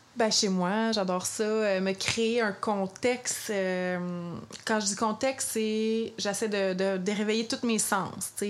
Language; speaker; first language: French; native; French